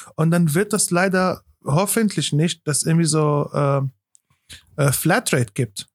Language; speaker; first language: German; non-native, fluent; Arabic